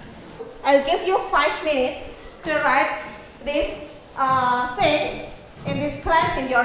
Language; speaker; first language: English; non-native, fluent; Indonesian